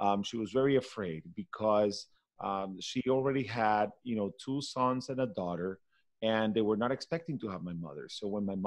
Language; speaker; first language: English; non-native, fluent; Spanish